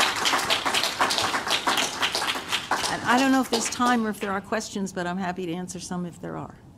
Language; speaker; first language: English; native; English